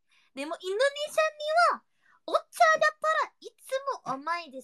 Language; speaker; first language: Japanese; non-native, learner; Indonesian